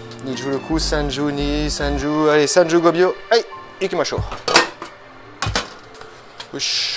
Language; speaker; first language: Japanese; non-native, learner; French